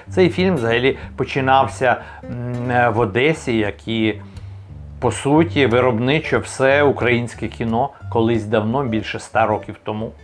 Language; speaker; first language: Ukrainian; native; Ukrainian